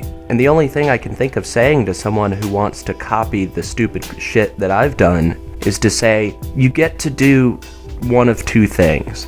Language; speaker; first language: English; native; English